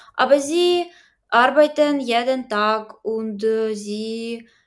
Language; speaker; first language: German; non-native, learner; Ukrainian